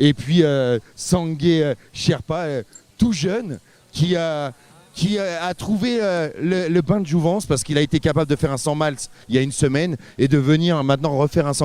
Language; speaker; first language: French; native; French